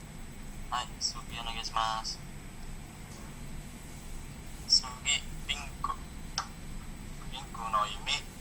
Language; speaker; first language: Japanese; non-native, learner; Indonesian